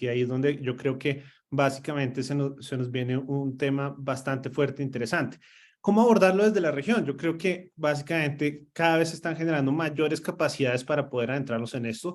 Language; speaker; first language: Spanish; native; Spanish